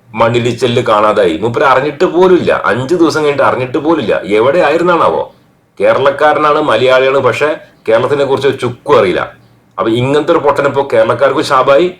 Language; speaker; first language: Malayalam; native; Malayalam